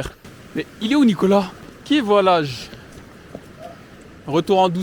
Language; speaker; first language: French; native; French